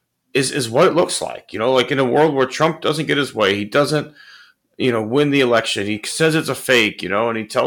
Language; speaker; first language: English; native; English